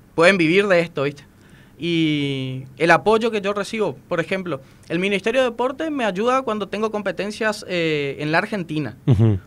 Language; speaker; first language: Spanish; native; Spanish